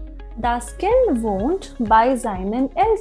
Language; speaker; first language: German; non-native, fluent; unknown